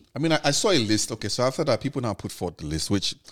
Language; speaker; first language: English; non-native, local second language; Igbo